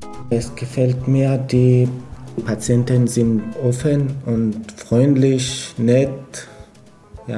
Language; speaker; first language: German; non-native, learner; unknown